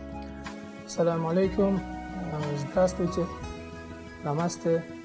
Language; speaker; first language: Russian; non-native, fluent; Uzbek